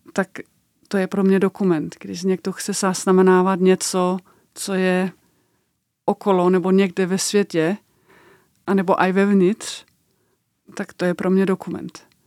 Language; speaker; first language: Czech; non-native, fluent; Danish